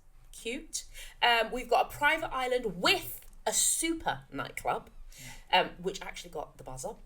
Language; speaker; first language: English; native; English